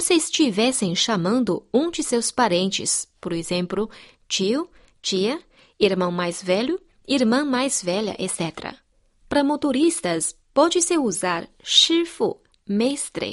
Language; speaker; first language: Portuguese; non-native, fluent; Chinese